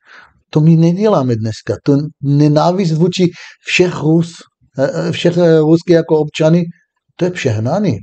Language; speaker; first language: Czech; non-native, fluent; Hebrew